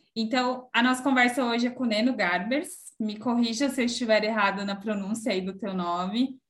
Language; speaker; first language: Portuguese; native; Portuguese